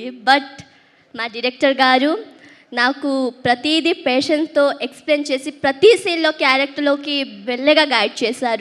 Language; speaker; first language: Telugu; early bilingual, heritage; Telugu